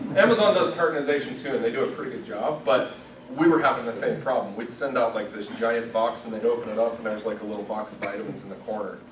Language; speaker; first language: English; native; English